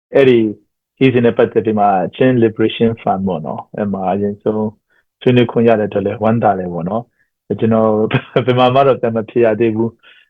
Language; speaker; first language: Burmese; non-native, local second language; Hakha Chin